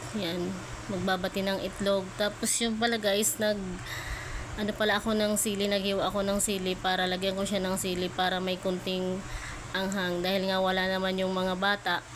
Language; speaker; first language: Filipino; non-native, local second language; Bikol